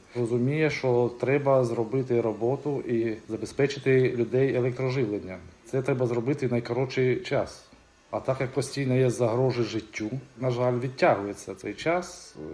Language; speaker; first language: Ukrainian; native; Ukrainian